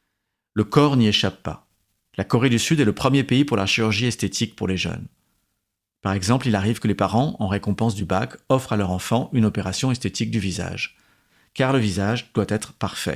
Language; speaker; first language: French; native; French